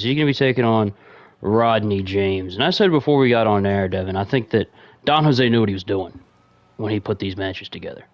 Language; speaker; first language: English; native; English